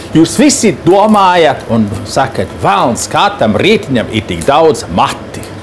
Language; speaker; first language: Latvian; early bilingual, heritage; Latvian